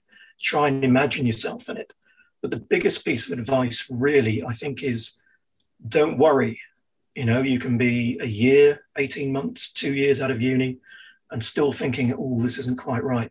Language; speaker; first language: English; native; English